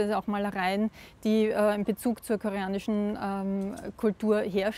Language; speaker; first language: German; native; German